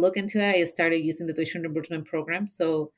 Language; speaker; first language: English; non-native, fluent; Spanish